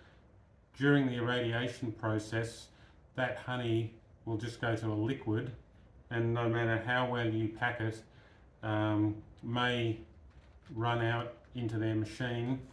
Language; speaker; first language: English; native; English